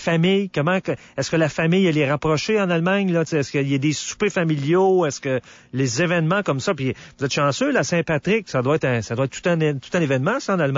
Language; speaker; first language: French; native; French